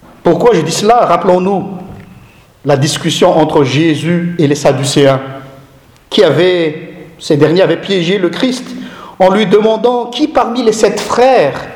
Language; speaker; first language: French; non-native, local second language; Malagasy